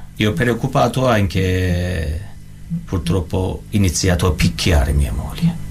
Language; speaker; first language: Italian; non-native, learner; Persian